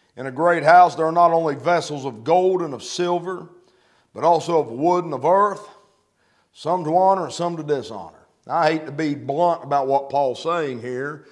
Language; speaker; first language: English; native; English